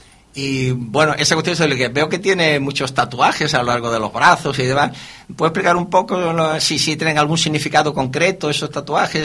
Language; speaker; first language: Spanish; native; Spanish